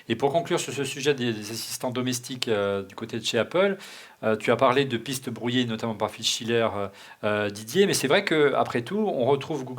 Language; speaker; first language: French; native; French